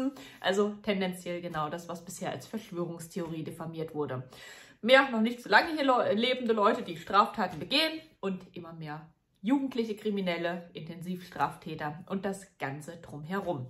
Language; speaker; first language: German; native; German